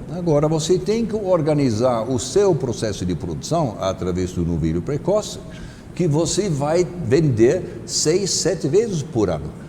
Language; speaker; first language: Portuguese; non-native, fluent; German